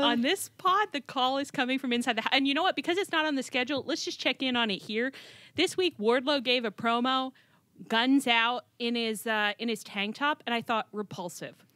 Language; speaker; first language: English; native; English